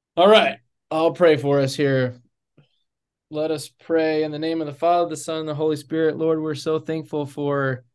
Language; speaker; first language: English; native; English